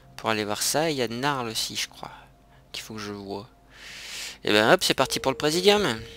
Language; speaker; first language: French; native; French